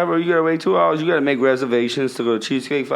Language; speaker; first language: English; native; English